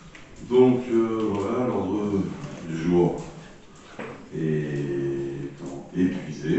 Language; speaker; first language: French; native; French